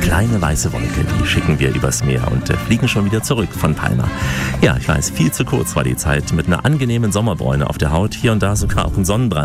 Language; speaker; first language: German; native; German